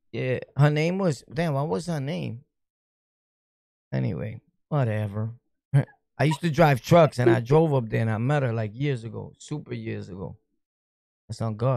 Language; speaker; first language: English; early bilingual, other home language; Spanish